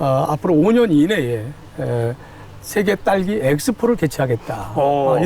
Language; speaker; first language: Korean; native; Korean